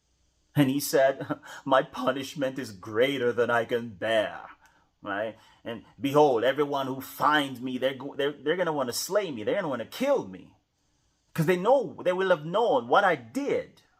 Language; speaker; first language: English; native; English